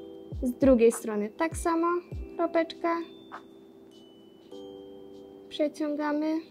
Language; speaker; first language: Polish; native; Polish